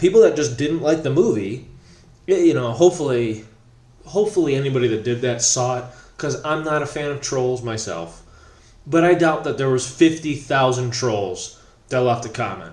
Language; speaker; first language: English; native; English